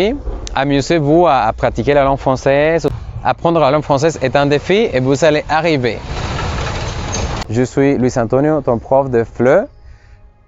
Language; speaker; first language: French; non-native, fluent; Spanish